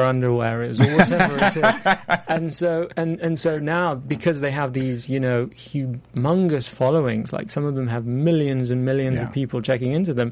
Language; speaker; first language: English; native; English